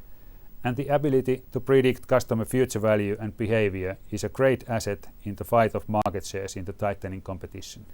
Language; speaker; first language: English; non-native, fluent; Finnish